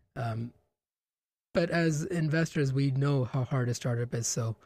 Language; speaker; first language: English; non-native, local second language; Hindi